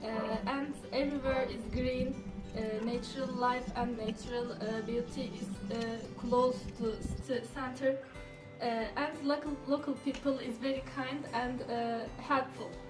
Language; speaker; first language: English; non-native, learner; Turkish